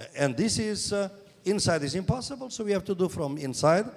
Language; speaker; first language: English; non-native, fluent; Portuguese